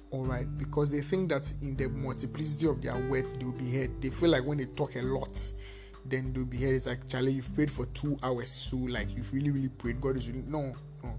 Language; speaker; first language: English; non-native, local second language; Akan